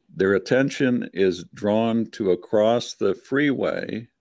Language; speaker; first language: English; native; English